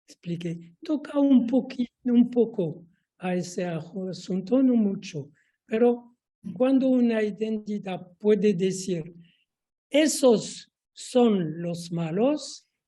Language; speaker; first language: Spanish; non-native, fluent; French